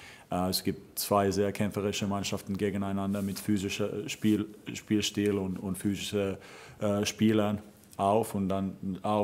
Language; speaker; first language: German; non-native, fluent; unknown